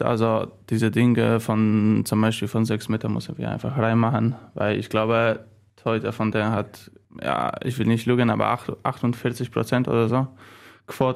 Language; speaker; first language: German; non-native, learner; Polish